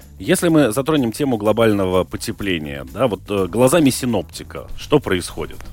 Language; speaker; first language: Russian; native; Russian